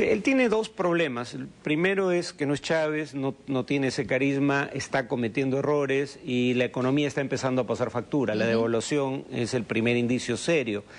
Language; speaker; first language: Spanish; native; Spanish